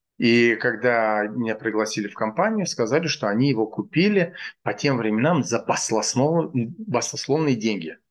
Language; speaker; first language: Russian; non-native, local second language; Tajik